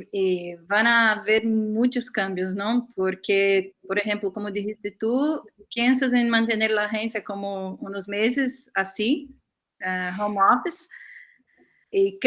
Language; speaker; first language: Spanish; non-native, fluent; Portuguese